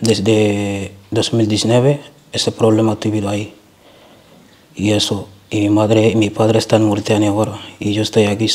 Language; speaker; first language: Spanish; non-native, learner; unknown